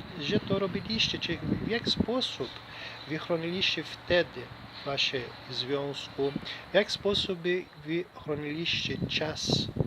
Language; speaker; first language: Polish; non-native, learner; Portuguese